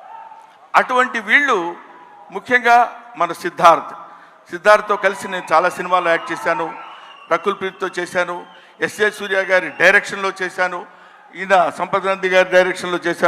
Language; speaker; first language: Telugu; native; Telugu